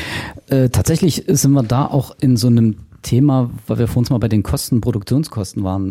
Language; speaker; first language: German; native; German